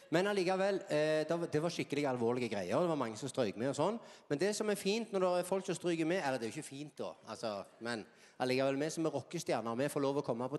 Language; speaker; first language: Norwegian; native; Norwegian